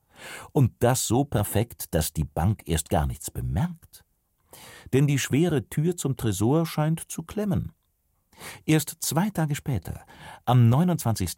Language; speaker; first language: German; native; German